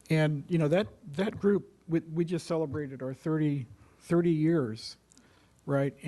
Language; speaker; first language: English; native; English